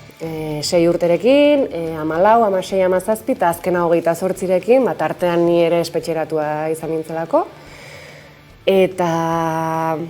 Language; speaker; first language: Basque; native; Basque